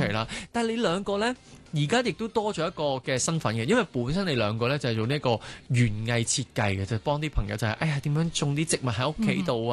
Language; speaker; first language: Cantonese; native; Cantonese